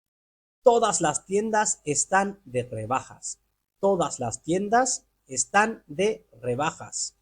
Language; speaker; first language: Spanish; non-native, fluent; Urdu